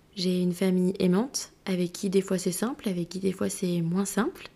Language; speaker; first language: French; native; French